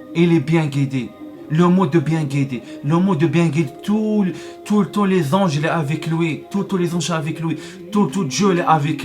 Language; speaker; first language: French; non-native, learner; Arabic